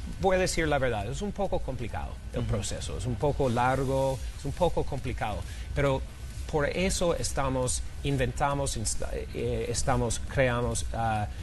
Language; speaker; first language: Spanish; non-native, fluent; English